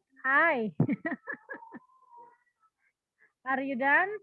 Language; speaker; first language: English; non-native, fluent; Indonesian